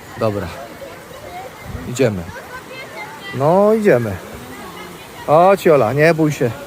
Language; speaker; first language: Polish; native; Polish